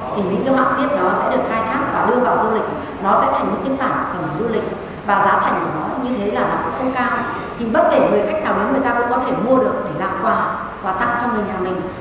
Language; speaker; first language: Vietnamese; non-native, local second language; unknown